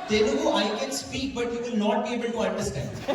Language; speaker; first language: English; non-native, local second language; Hindi